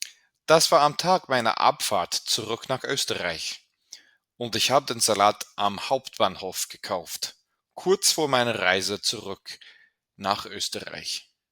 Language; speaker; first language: German; non-native, fluent; English